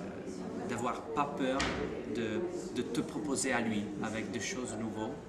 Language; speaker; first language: French; non-native, fluent; Italian